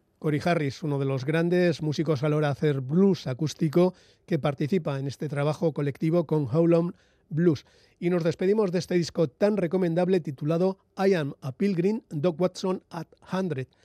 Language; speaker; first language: Spanish; native; Spanish